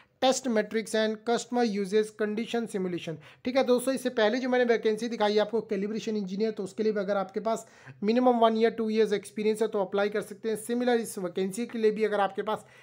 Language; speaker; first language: Hindi; native; Hindi